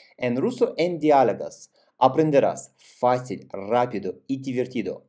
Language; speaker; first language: Spanish; non-native, fluent; Russian